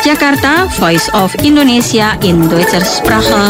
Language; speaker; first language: German; non-native, fluent; Indonesian